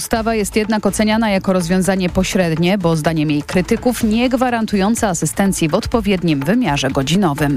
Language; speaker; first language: Polish; native; Polish